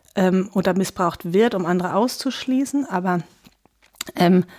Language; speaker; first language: German; native; German